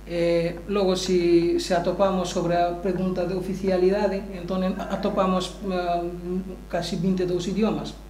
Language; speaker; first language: Galician; non-native, learner; Bangla